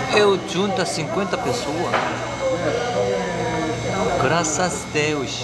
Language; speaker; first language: Portuguese; non-native, learner; Korean